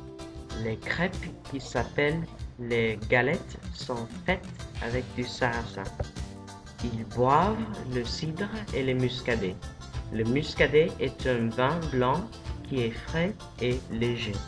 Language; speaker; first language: French; non-native, learner; English